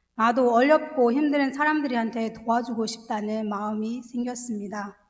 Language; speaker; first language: Korean; non-native, fluent; Burmese